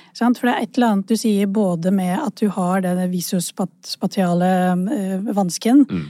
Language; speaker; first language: Norwegian; early bilingual, other home language; Urdu